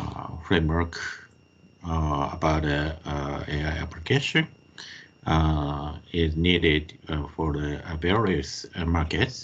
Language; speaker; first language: English; non-native, fluent; Japanese